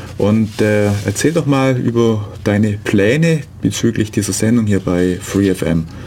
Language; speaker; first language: German; native; German